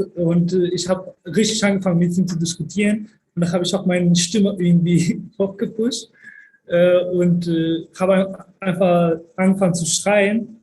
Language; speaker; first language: German; early bilingual, other home language; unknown